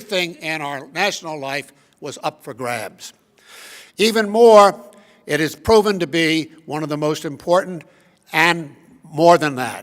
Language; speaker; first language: English; native; English